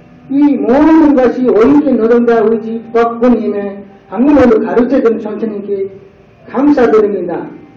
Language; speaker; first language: Korean; non-native, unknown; Nepali